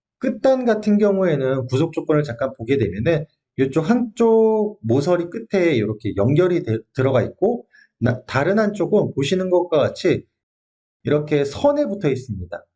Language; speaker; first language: Korean; native; Korean